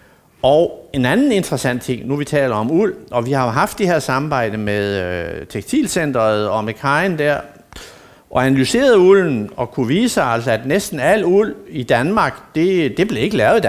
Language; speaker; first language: Danish; native; Danish